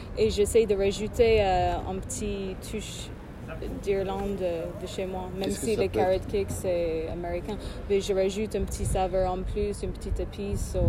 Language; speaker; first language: French; non-native, fluent; English